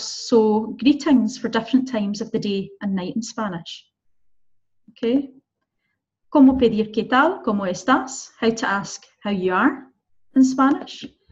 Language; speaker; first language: English; native; English